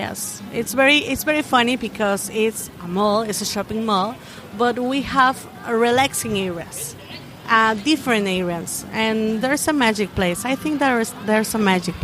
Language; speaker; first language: English; non-native, learner; Spanish